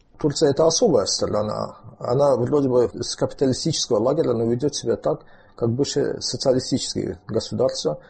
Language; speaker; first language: Russian; non-native, local second language; Azerbaijani